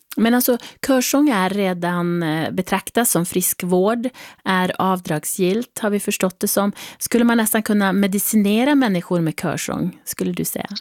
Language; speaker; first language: Swedish; native; Swedish